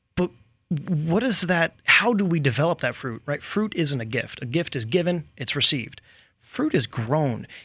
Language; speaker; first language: English; native; English